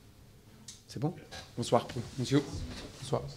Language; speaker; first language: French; non-native, learner; Portuguese